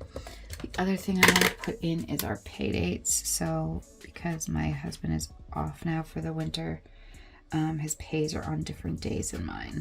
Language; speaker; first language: English; native; English